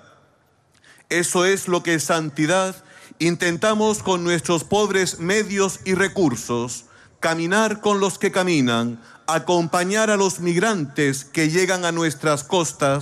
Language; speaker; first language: Spanish; native; Spanish